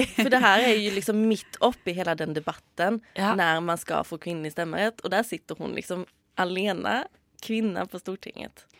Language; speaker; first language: Norwegian; non-native, fluent; Swedish